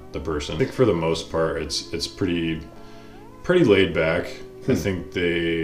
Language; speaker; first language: English; native; English